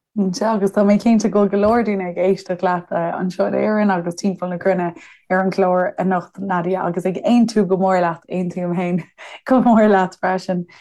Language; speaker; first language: Irish; non-native, local second language; English